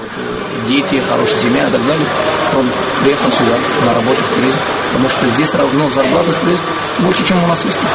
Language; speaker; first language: Russian; non-native, fluent; Arabic